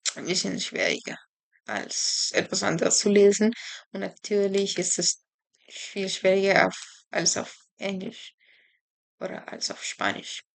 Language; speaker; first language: German; non-native, learner; Spanish